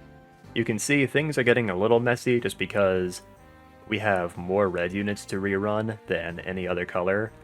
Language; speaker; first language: English; native; English